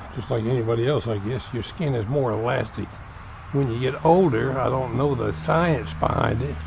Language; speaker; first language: English; native; English